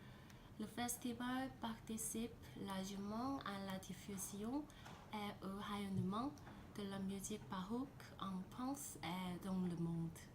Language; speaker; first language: French; non-native, learner; Korean